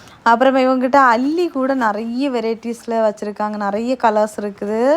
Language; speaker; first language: Tamil; native; Tamil